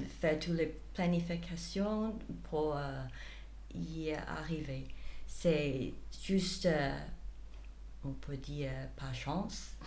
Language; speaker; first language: French; non-native, fluent; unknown